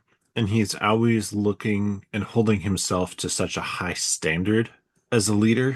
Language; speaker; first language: English; native; English